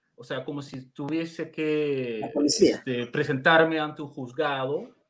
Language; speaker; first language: Spanish; non-native, fluent; Dutch